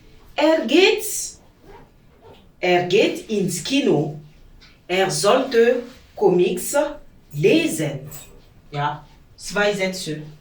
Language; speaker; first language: German; non-native, fluent; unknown